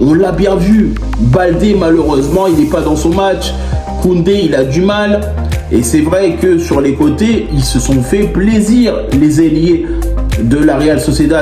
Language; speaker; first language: French; native; French